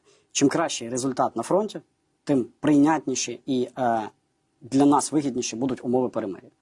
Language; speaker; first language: Ukrainian; native; Ukrainian